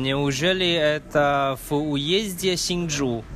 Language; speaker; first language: Russian; non-native, fluent; Chinese